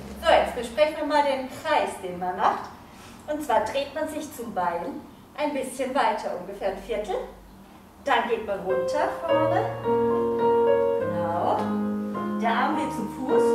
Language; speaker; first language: German; native; German